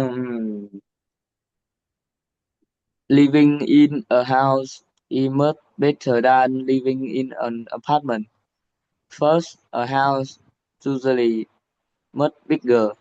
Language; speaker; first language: English; non-native, learner; Vietnamese